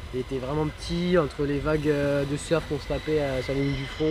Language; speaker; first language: French; native; French